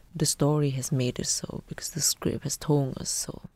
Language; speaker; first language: English; non-native, fluent; Vietnamese